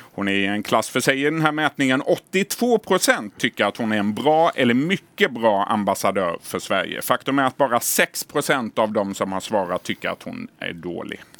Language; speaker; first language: Swedish; native; Swedish